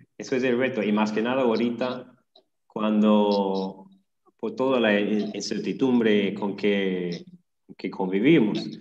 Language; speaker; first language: Spanish; non-native, fluent; English